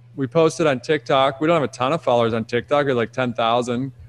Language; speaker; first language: English; native; English